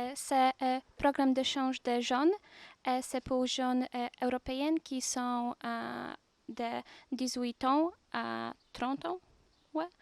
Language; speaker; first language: French; non-native, learner; Polish